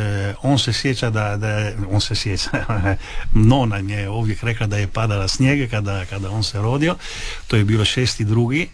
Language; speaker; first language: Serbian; early bilingual, heritage; Italian